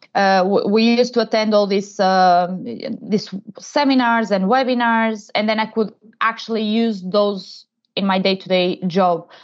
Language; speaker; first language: English; non-native, fluent; Portuguese